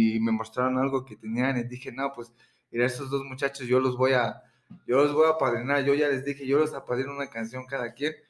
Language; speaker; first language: Spanish; early bilingual, heritage; Spanish